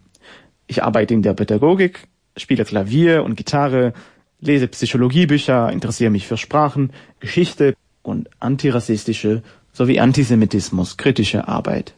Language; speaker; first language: German; non-native, fluent; Hebrew